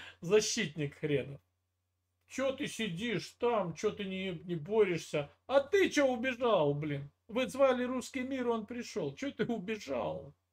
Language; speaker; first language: Russian; native; Russian